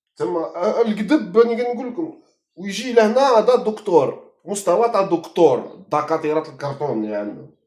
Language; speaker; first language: Arabic; native; Arabic